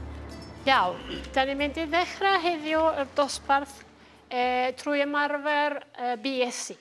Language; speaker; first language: Welsh; native; Welsh